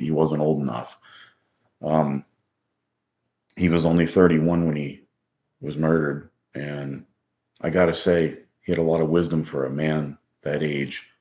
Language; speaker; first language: English; native; English